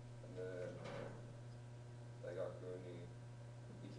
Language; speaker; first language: Japanese; non-native, learner; English